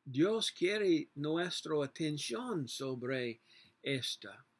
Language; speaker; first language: Spanish; non-native, learner; English